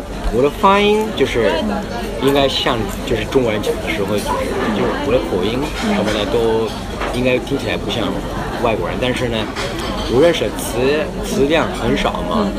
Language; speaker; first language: Chinese; early bilingual, heritage; Japanese